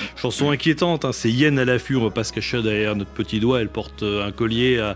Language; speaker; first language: French; native; French